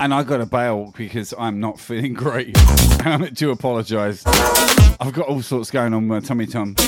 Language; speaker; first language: English; native; English